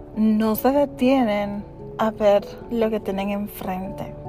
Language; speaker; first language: Spanish; early bilingual, heritage; Spanish